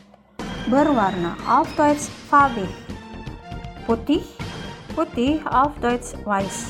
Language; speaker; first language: German; non-native, fluent; Indonesian